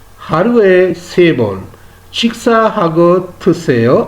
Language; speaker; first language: Korean; non-native, fluent; Urdu